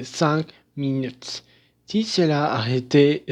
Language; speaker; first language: French; non-native, learner; Spanish